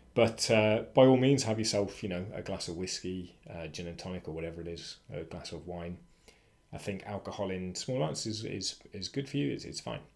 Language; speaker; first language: English; native; English